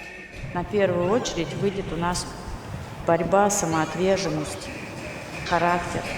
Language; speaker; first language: Russian; native; Russian